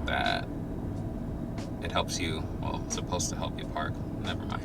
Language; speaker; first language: English; native; English